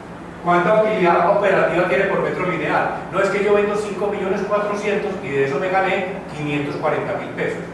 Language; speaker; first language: Spanish; native; Spanish